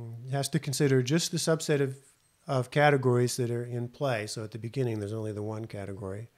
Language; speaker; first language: English; native; English